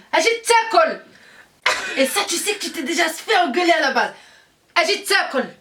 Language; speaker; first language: French; early bilingual, other home language; Arabic